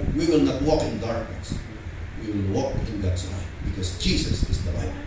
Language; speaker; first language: English; non-native, local second language; Filipino